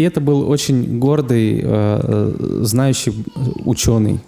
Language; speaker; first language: Russian; native; Russian